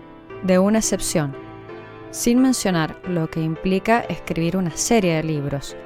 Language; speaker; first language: Spanish; native; Spanish